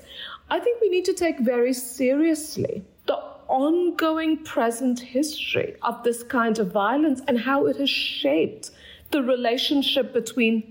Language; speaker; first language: English; non-native, local second language; Bangla